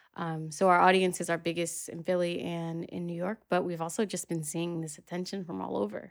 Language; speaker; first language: English; native; English